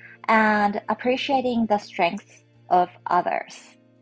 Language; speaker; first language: English; non-native, fluent; Japanese